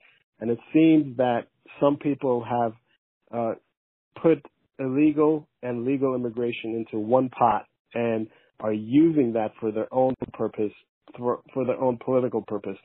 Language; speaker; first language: English; early bilingual, other home language; Persian